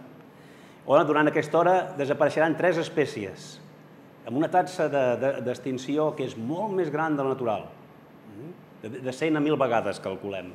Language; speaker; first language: Catalan; native; Catalan